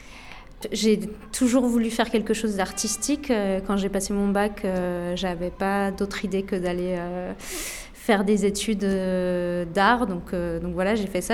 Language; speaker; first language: French; native; French